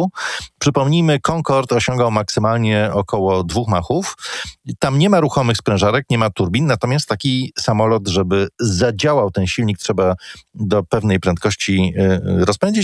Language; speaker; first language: Polish; native; Polish